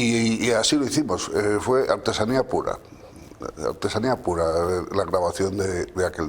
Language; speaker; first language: Spanish; native; Spanish